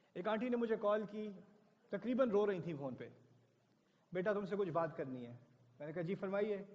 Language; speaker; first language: Urdu; early bilingual, heritage; Urdu